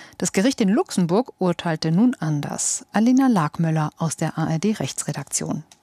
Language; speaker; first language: German; native; German